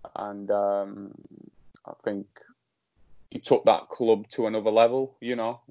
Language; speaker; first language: English; early bilingual, other home language; Slovak